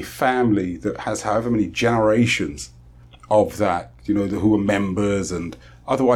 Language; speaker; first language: English; native; English